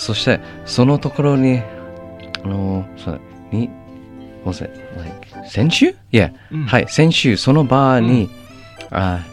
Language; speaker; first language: Japanese; non-native, learner; English